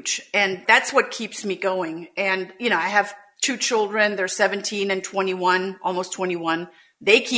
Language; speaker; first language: English; non-native, fluent; German